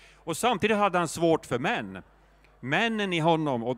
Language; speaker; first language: Swedish; native; Swedish